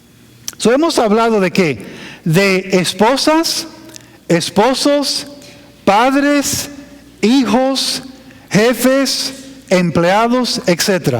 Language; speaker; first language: Spanish; non-native, fluent; English